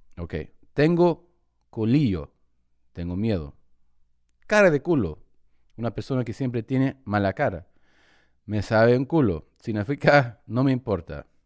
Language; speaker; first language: Spanish; early bilingual, heritage; Spanish